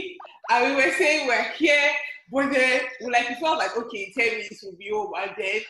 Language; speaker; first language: English; non-native, local second language; Yoruba